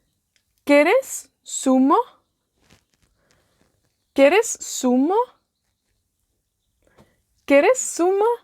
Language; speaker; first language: Spanish; non-native, fluent; Welsh